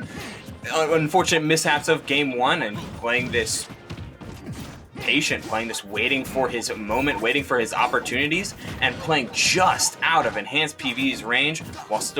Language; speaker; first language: English; native; English